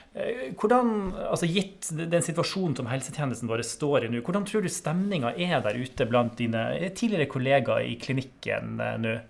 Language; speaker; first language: Norwegian; native; Norwegian